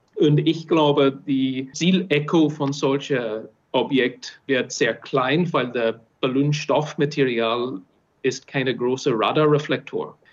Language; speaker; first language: German; non-native, fluent; English